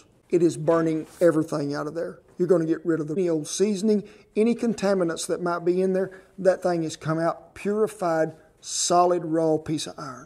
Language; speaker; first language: English; native; English